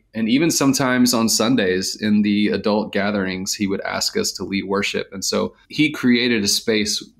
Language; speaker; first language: English; native; English